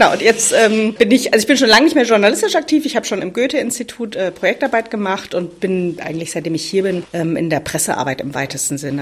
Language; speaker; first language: German; native; German